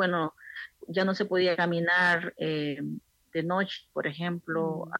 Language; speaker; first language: Spanish; native; Spanish